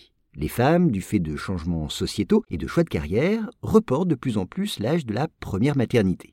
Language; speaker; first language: French; native; French